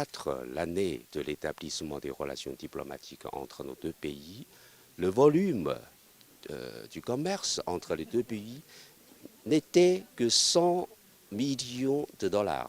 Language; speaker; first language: French; non-native, fluent; Chinese